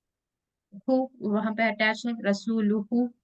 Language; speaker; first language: Hindi; native; Hindi